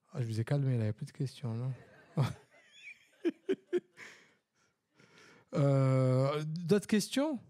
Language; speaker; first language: French; non-native, local second language; Arabic